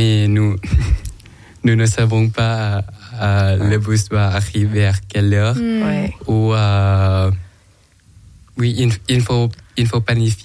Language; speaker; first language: French; non-native, learner; Thai